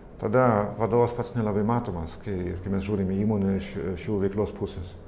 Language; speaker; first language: Lithuanian; non-native, fluent; German